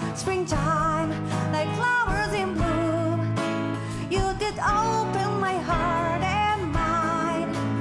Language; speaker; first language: English; non-native, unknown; Japanese